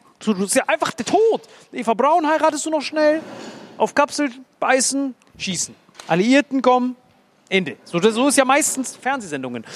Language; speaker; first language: German; early bilingual, other home language; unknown